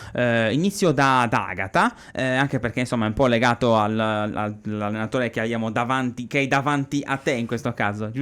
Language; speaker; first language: Italian; native; Italian